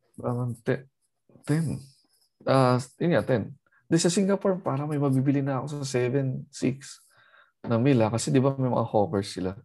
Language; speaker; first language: Filipino; native; Filipino